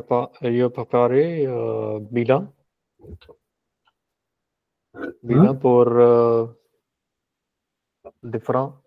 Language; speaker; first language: French; non-native, learner; Punjabi